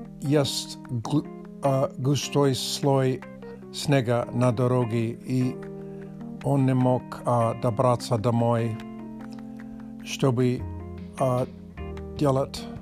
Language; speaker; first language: Russian; non-native, learner; English